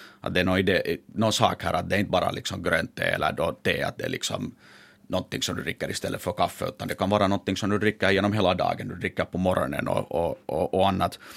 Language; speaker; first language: Swedish; native; Swedish